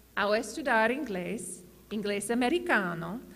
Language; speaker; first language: Portuguese; non-native, learner; English